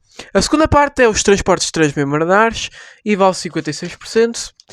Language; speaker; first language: Portuguese; native; Portuguese